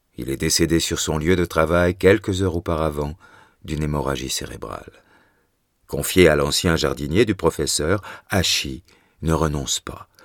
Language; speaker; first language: French; native; French